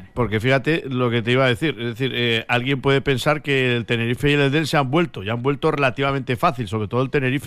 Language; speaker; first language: Spanish; native; Spanish